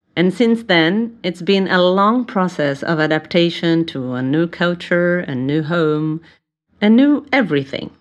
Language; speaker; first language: English; non-native, fluent; Portuguese